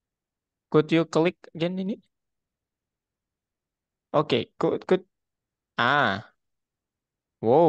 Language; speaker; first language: English; non-native, fluent; Indonesian